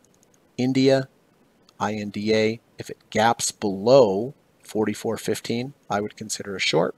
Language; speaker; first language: English; native; English